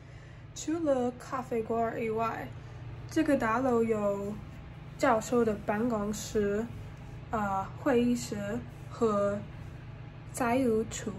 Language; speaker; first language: Chinese; non-native, learner; English